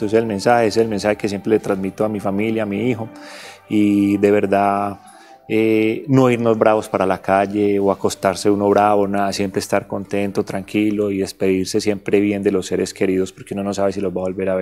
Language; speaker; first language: Spanish; native; Spanish